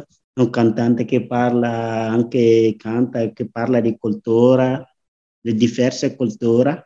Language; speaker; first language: Italian; non-native, learner; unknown